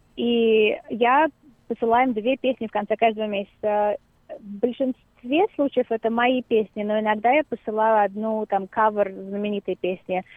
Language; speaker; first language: Russian; native; Russian